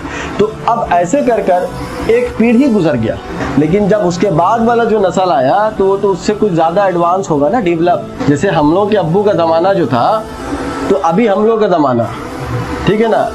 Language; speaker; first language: Urdu; native; Urdu